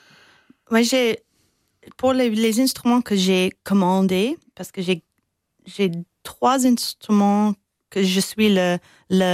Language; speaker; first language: French; non-native, fluent; English